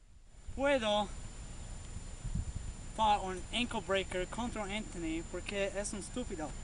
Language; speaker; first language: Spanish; non-native, learner; English